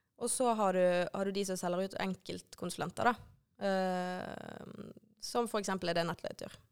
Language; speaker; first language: Norwegian; native; Norwegian